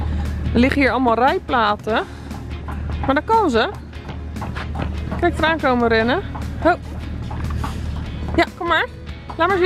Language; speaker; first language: Dutch; native; Dutch